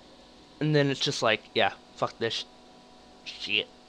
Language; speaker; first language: English; native; English